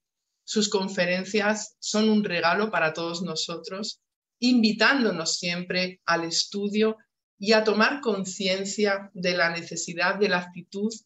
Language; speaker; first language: Spanish; native; Spanish